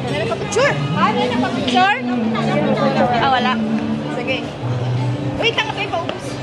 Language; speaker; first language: Filipino; non-native, local second language; Cebuano